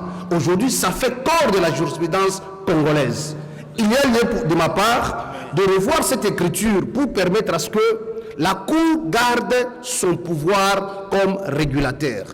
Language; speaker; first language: French; native; French